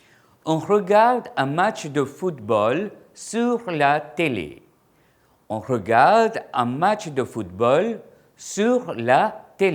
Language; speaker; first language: French; non-native, fluent; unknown